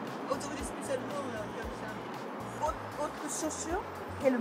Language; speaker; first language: French; non-native, fluent; Japanese